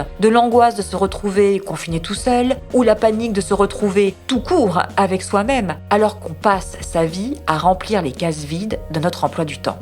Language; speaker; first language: French; native; French